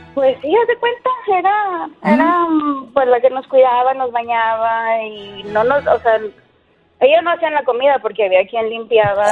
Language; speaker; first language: Spanish; native; Spanish